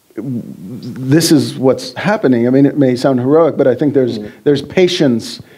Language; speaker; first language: English; native; English